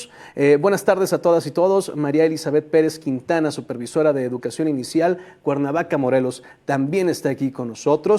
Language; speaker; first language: Spanish; native; Spanish